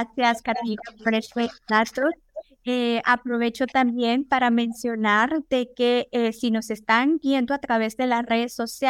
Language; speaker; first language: Spanish; native; Spanish